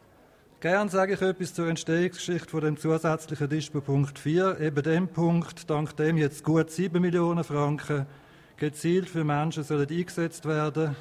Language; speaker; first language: German; native; German